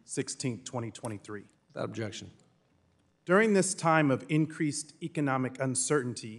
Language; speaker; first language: English; native; English